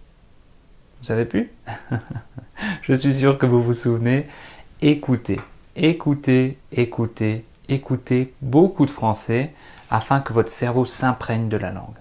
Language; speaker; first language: French; native; French